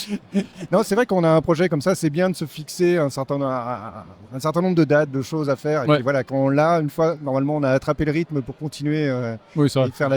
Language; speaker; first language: French; native; French